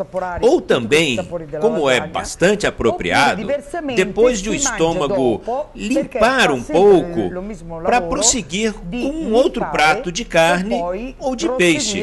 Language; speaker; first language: Portuguese; non-native, fluent; Italian